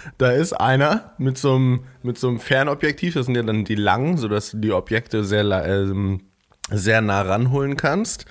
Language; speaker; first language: German; native; German